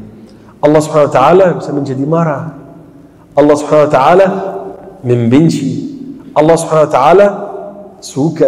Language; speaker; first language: Indonesian; non-native, fluent; Arabic